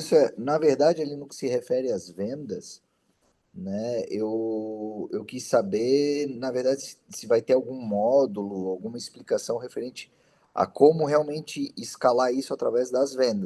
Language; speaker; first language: Portuguese; native; Portuguese